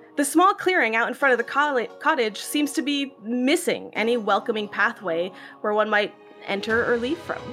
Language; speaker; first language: English; non-native, fluent; Hebrew